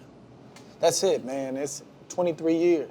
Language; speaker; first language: English; native; English